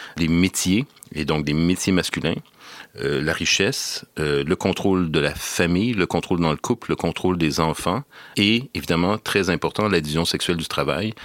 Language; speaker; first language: French; native; French